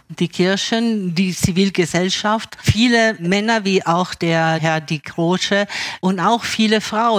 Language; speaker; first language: German; early bilingual, other home language; Italian